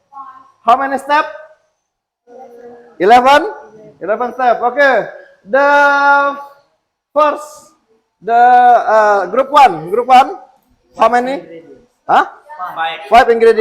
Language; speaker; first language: English; non-native, fluent; Indonesian